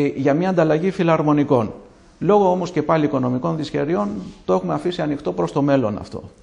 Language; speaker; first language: Greek; native; Greek